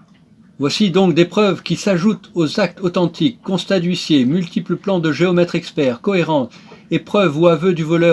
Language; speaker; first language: French; native; French